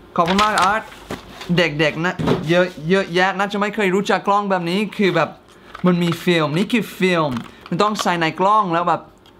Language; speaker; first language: Thai; non-native, fluent; English